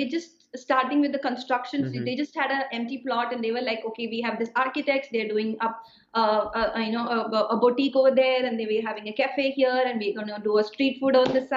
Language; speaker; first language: English; non-native, local second language; Malayalam